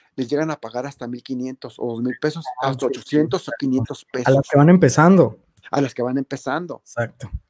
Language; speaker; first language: Spanish; native; Spanish